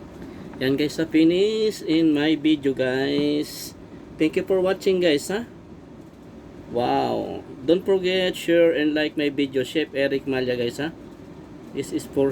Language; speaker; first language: English; non-native, learner; Filipino